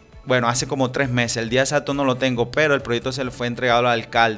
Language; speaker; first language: Spanish; native; Spanish